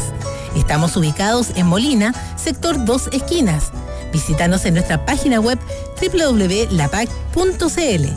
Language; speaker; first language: Spanish; native; Spanish